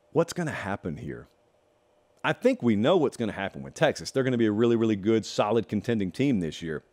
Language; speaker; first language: English; native; English